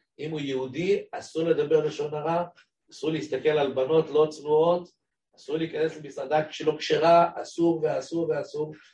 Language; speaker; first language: Hebrew; native; Hebrew